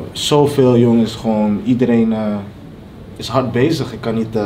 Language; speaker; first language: Dutch; early bilingual, other home language; Papiamento